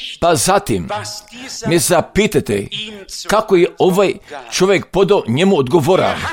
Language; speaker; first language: Croatian; non-native, fluent; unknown